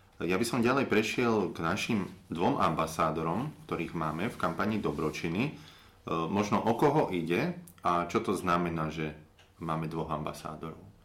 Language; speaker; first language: Slovak; native; Slovak